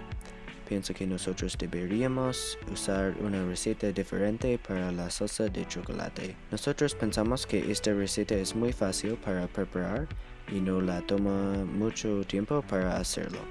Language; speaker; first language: Spanish; non-native, learner; English